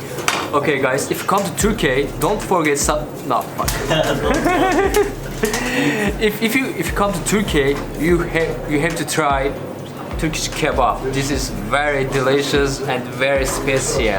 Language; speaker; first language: English; non-native, learner; Turkish